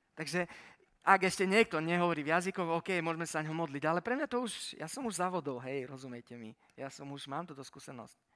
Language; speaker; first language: Slovak; early bilingual, heritage; Slovak